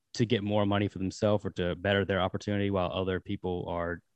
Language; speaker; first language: English; native; English